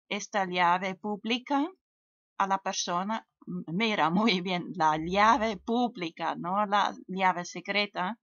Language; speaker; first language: Spanish; non-native, fluent; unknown